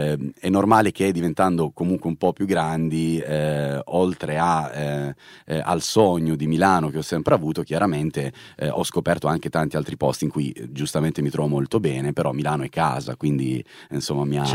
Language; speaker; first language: Italian; native; Italian